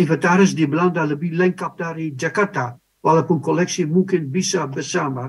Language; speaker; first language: Indonesian; non-native, fluent; Dutch